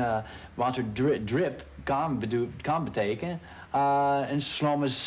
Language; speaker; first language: Dutch; non-native, fluent; English